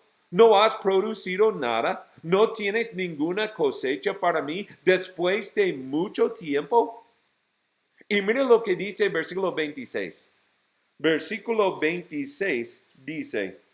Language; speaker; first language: Spanish; non-native, fluent; English